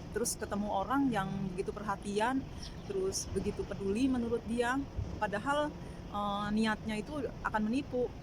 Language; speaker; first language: Indonesian; native; Indonesian